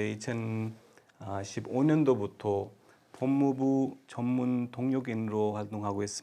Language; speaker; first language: Korean; non-native, fluent; Urdu